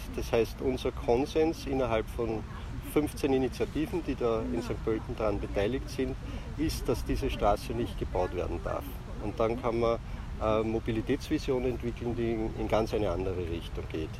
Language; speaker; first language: German; native; German